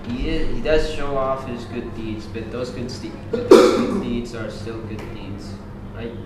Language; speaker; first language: English; non-native, fluent; Indonesian